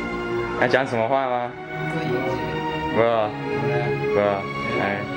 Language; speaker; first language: Chinese; early bilingual, heritage; Chinese